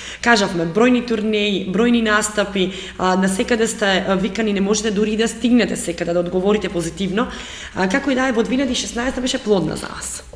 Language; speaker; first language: Macedonian; native; Macedonian